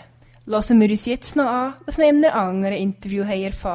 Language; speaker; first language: German; native; German